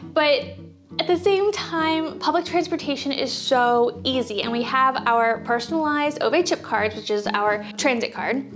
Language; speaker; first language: English; native; English